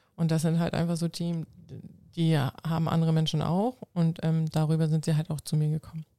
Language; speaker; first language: German; non-native, local second language; Low German